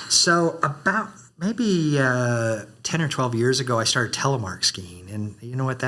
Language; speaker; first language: English; native; English